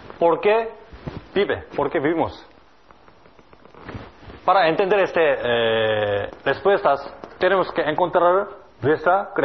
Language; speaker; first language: Spanish; non-native, learner; Korean